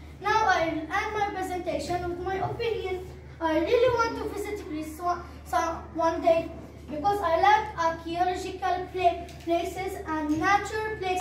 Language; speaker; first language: English; non-native, learner; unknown